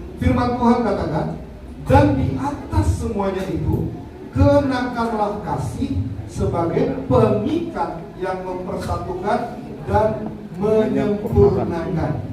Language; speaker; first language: Indonesian; native; Indonesian